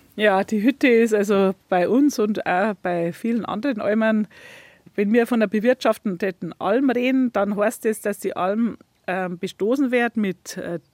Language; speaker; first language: German; native; German